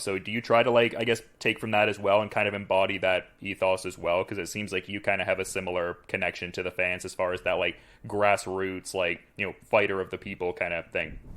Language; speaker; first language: English; native; English